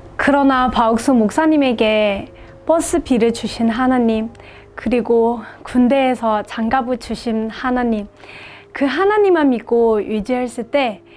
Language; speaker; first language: Korean; non-native, fluent; Burmese